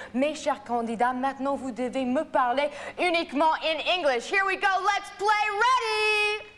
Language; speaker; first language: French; non-native, fluent; English